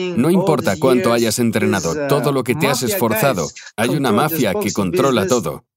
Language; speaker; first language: Spanish; non-native, fluent; Chinese